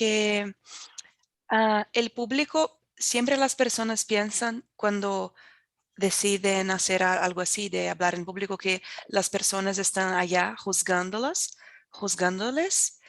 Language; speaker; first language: Spanish; non-native, fluent; Portuguese